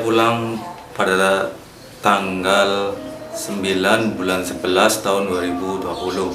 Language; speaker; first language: Indonesian; non-native, local second language; Javanese